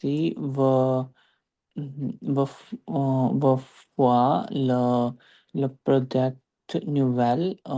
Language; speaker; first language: French; non-native, learner; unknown